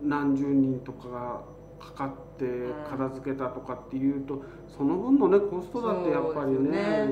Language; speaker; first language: Japanese; native; Japanese